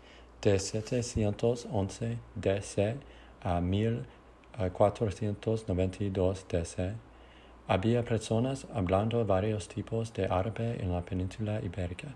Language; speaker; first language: Spanish; non-native, learner; English